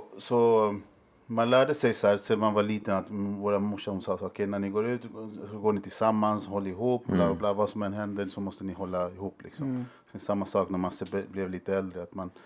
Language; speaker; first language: Swedish; early bilingual, other home language; Spanish